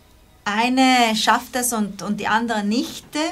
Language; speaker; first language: German; non-native, local second language; Italian